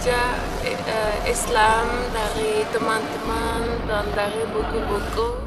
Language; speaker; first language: Indonesian; non-native, fluent; Dutch